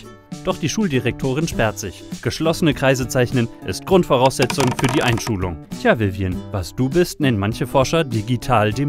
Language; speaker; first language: German; native; German